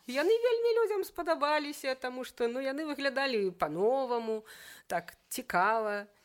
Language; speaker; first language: Belarusian; native; Belarusian